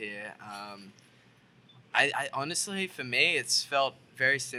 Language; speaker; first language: English; native; English